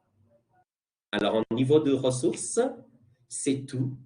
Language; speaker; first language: French; non-native, fluent; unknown